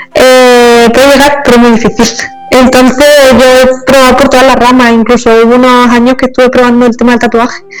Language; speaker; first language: Spanish; native; Spanish